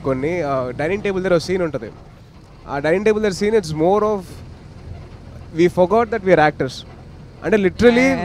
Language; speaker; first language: Telugu; native; Telugu